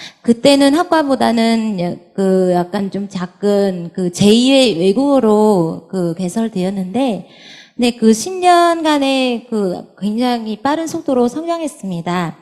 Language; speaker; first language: Korean; non-native, fluent; Vietnamese